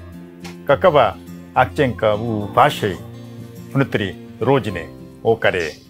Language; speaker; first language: Russian; non-native, learner; Korean